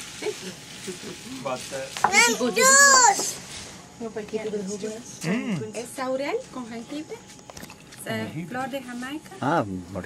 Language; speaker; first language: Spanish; non-native, learner; English